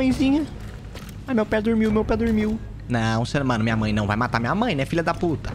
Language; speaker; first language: Portuguese; native; Portuguese